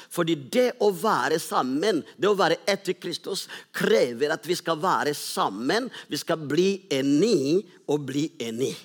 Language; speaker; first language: Norwegian; non-native, fluent; Rundi